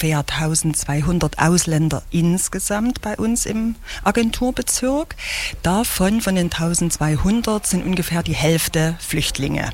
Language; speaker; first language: German; native; German